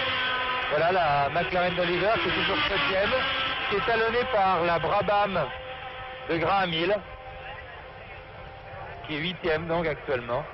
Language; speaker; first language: French; native; French